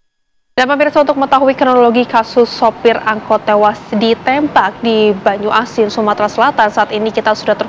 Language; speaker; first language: Indonesian; native; Indonesian